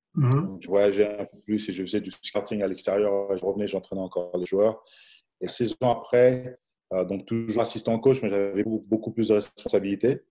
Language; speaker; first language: French; non-native, local second language; Lingala